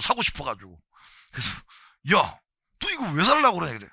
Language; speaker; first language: Korean; native; Korean